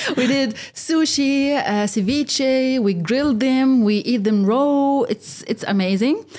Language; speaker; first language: English; early bilingual, other home language; Arabic